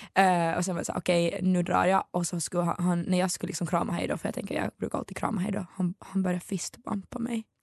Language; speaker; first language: Swedish; native; Swedish